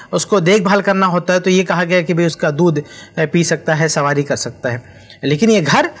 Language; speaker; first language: Hindi; native; Hindi